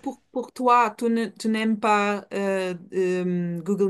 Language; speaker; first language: French; non-native, learner; Portuguese